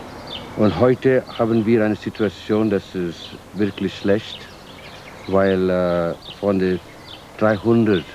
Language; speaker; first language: German; non-native, learner; Albanian